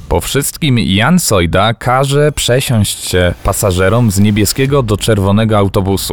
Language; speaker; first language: Polish; native; Polish